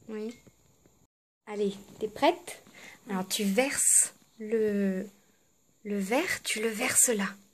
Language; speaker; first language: French; native; French